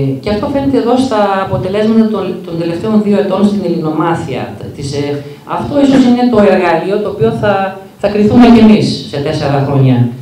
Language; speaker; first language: Greek; early bilingual, heritage; Greek